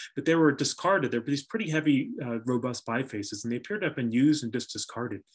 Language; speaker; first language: English; native; English